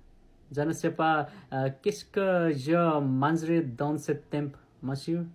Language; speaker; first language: French; non-native, learner; Nepali